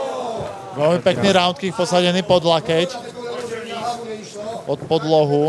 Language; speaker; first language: Slovak; native; Slovak